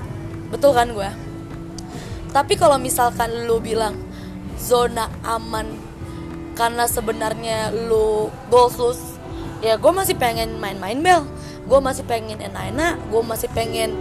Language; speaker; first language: Indonesian; native; Indonesian